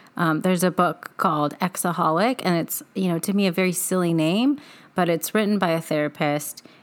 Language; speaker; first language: English; native; English